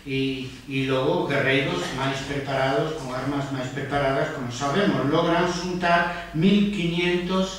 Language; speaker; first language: Spanish; non-native, local second language; Galician